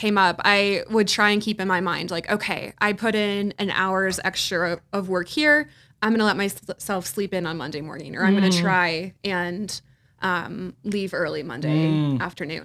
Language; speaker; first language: English; native; English